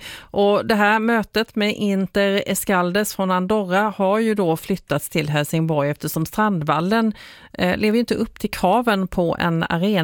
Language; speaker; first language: Swedish; native; Swedish